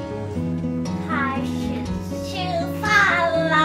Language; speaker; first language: Chinese; non-native, learner; Thai